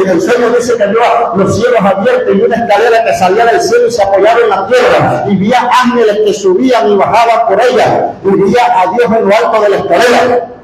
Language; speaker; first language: Spanish; native; Spanish